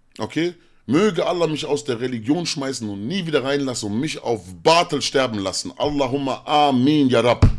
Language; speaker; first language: German; native; German